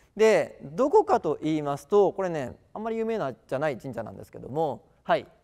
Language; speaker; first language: Japanese; native; Japanese